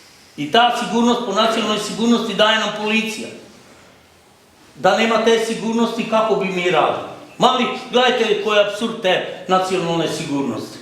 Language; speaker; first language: Croatian; native; Croatian